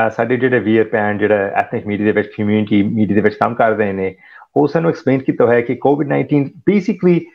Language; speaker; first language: Punjabi; early bilingual, heritage; Punjabi